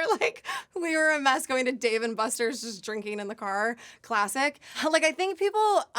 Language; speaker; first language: English; native; English